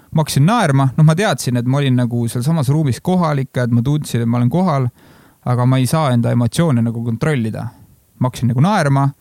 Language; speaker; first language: Estonian; native; Estonian